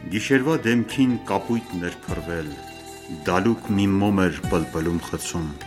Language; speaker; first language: Armenian; early bilingual, heritage; Armenian